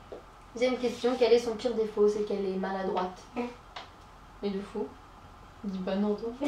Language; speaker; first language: French; native; French